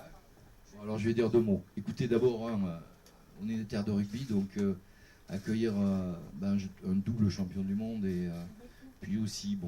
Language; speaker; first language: French; native; French